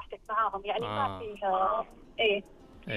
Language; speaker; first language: Arabic; native; Arabic